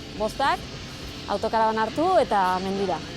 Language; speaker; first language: Basque; non-native, learner; Spanish